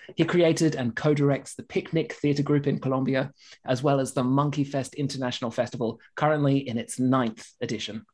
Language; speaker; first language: English; native; English